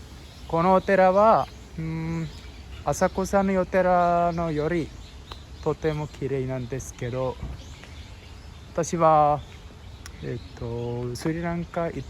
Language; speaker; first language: Japanese; non-native, learner; Sinhala